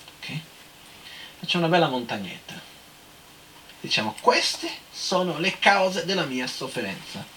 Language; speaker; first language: Italian; non-native, fluent; Portuguese